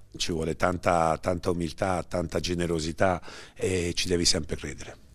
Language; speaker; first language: Italian; native; Italian